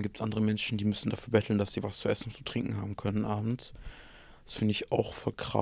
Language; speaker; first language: German; early bilingual, other home language; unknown